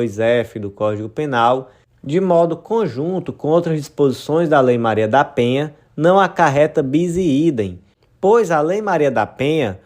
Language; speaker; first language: Portuguese; native; Portuguese